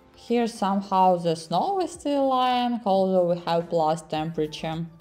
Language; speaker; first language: English; non-native, learner; Ukrainian